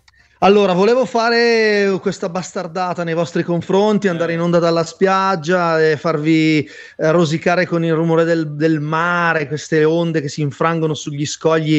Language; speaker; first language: Italian; native; Italian